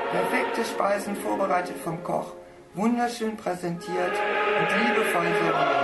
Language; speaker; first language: German; native; German